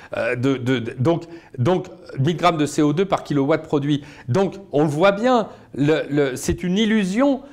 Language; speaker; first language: French; native; French